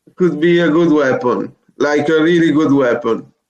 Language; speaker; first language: English; non-native, fluent; Italian